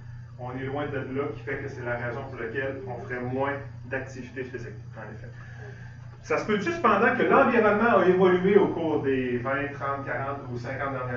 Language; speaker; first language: French; native; French